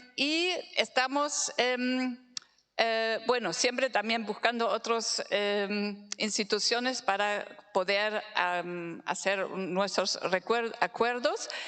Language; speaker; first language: Spanish; non-native, fluent; German